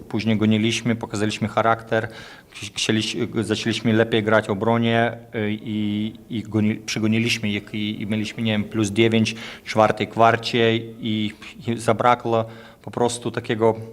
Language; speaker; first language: Polish; non-native, fluent; Lithuanian